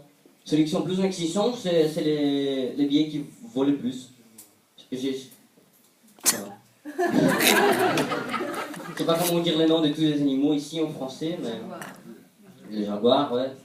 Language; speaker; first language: French; non-native, fluent; Portuguese